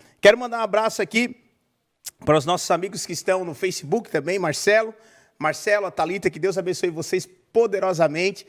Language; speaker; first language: Portuguese; native; Portuguese